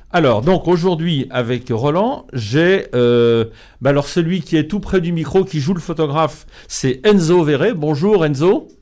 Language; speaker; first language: French; native; French